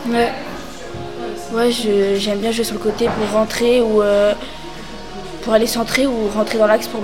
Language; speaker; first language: French; native; French